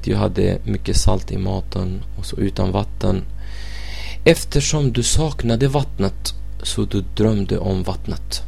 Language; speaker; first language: Swedish; non-native, fluent; Arabic